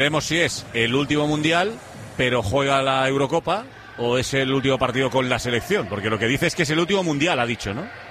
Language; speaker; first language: Spanish; native; Spanish